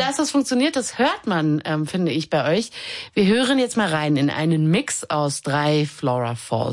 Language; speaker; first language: German; native; German